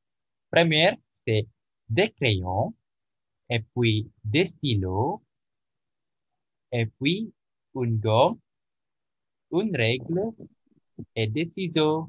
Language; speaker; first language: French; non-native, learner; Indonesian